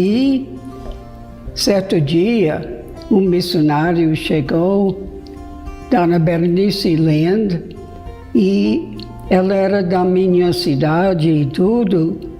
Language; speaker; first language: Portuguese; non-native, fluent; English